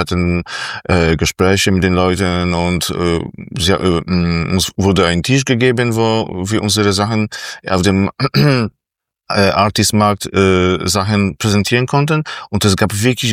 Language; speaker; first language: German; non-native, fluent; Polish